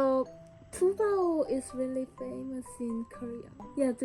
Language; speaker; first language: English; non-native, learner; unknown